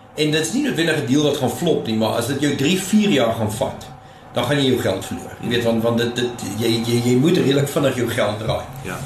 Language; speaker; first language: Afrikaans; native; Afrikaans